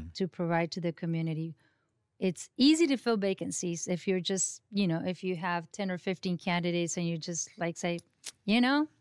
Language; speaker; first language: English; non-native, fluent; Spanish